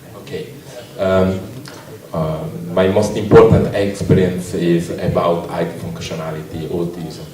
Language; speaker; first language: English; non-native, learner; Italian